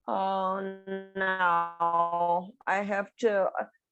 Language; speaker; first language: English; non-native, learner; Portuguese